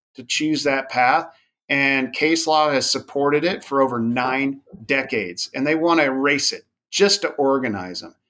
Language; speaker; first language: English; native; English